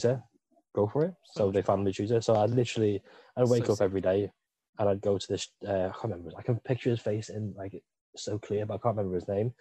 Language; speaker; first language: English; native; English